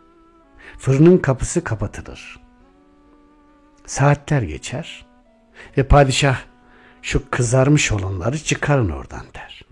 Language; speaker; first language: Turkish; native; Turkish